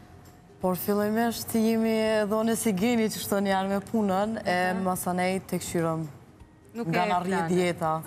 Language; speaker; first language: Albanian; native; Albanian